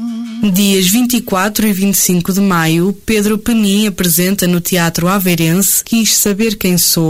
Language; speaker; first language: Portuguese; native; Portuguese